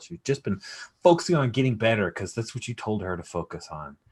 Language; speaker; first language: English; native; English